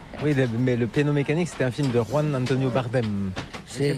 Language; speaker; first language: French; native; French